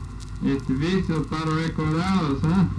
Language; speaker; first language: Spanish; non-native, learner; English